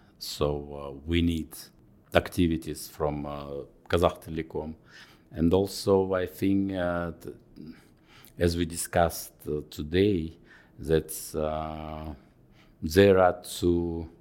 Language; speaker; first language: English; non-native, fluent; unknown